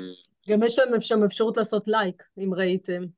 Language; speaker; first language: Hebrew; native; Hebrew